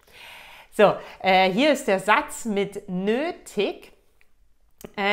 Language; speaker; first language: German; native; German